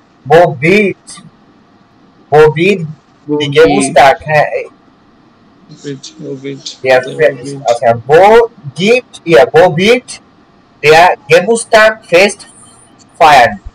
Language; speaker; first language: German; non-native, learner; Bangla